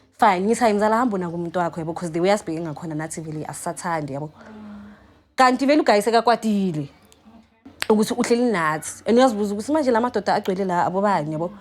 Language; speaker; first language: Zulu; native; Zulu